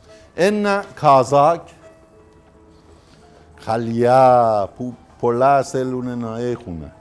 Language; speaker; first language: Greek; non-native, learner; Persian